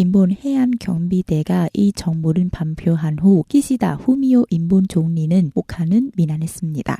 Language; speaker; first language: Korean; non-native, fluent; Vietnamese